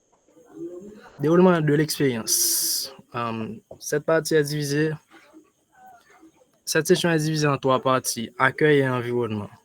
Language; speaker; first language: French; non-native, local second language; Haitian Creole